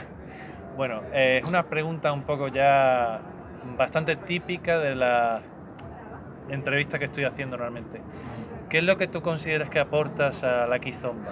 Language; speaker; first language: Spanish; native; Spanish